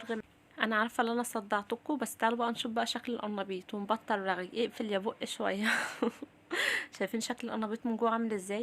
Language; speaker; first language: Arabic; native; Arabic